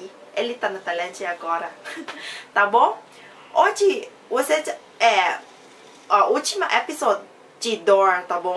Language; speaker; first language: Portuguese; non-native, fluent; Thai